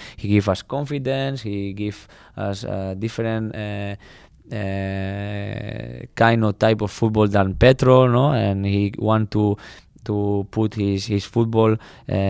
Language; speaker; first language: English; non-native, fluent; Spanish